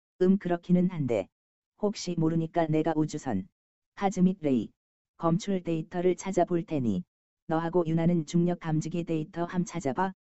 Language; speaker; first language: Korean; native; Korean